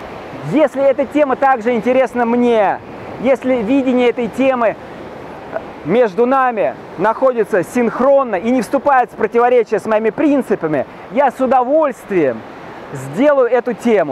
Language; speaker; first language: Russian; native; Russian